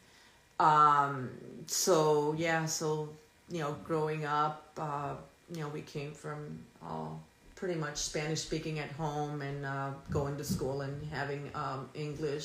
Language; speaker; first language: English; early bilingual, other home language; Spanish